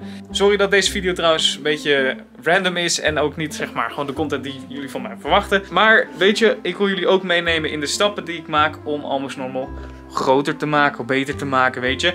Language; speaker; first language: Dutch; native; Dutch